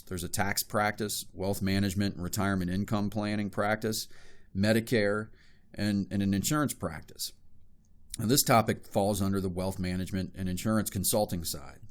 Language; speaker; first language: English; native; English